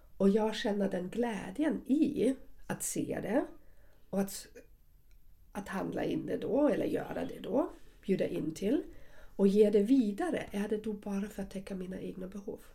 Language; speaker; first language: Swedish; non-native, fluent; German